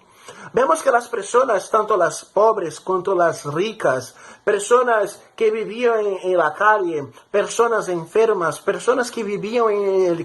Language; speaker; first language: Spanish; non-native, fluent; Portuguese